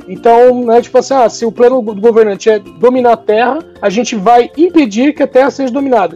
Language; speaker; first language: Portuguese; native; Portuguese